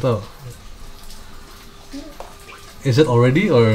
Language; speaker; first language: English; non-native, fluent; Indonesian